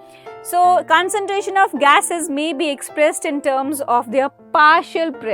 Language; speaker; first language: English; non-native, local second language; Hindi